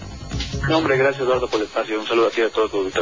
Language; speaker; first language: Spanish; native; Spanish